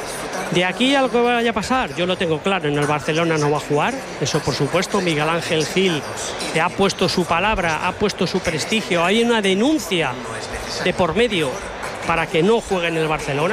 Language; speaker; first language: Spanish; native; Spanish